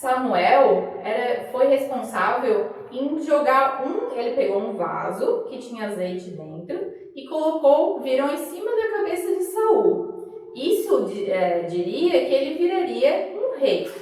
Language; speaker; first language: Portuguese; native; Portuguese